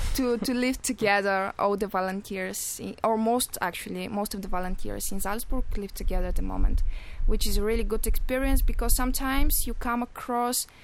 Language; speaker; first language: English; non-native, fluent; Bulgarian